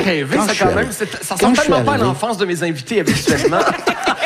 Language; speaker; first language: French; native; French